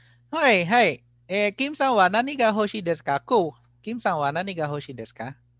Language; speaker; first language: Japanese; non-native, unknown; Filipino